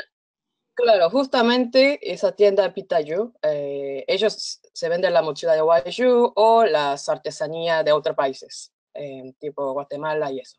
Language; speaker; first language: Spanish; non-native, fluent; Korean